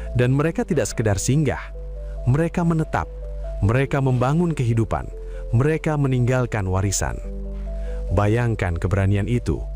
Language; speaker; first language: Indonesian; native; Indonesian